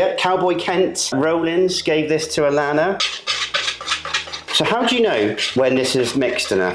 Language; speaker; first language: English; native; English